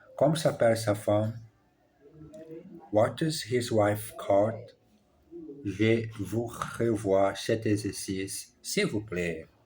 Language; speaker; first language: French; non-native, learner; Portuguese